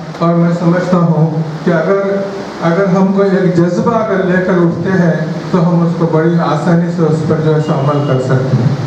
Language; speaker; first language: Urdu; native; Urdu